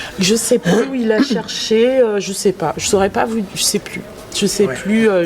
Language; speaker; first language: French; native; French